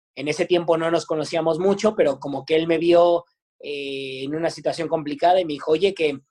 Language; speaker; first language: Spanish; native; Spanish